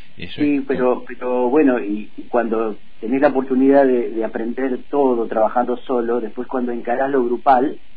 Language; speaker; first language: Spanish; native; Spanish